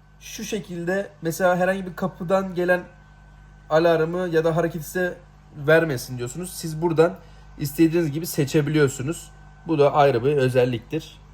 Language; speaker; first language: Turkish; native; Turkish